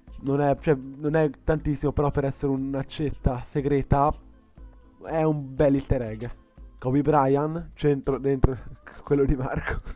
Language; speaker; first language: Italian; native; Italian